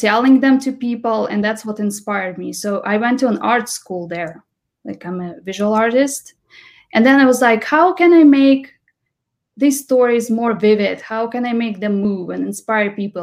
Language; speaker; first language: English; non-native, fluent; Russian